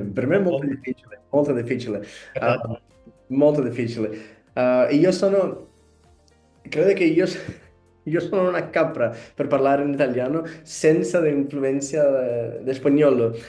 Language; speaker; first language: Italian; non-native, learner; Spanish